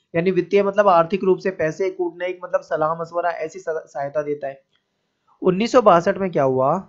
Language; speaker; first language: Hindi; native; Hindi